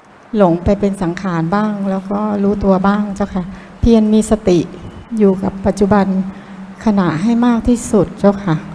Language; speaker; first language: Thai; native; Thai